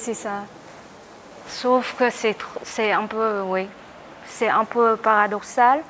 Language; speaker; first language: French; non-native, learner; Vietnamese